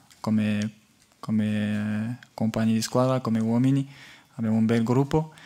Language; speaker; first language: Italian; non-native, learner; French